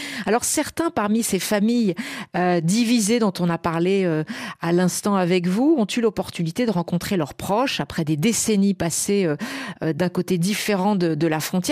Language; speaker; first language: French; native; French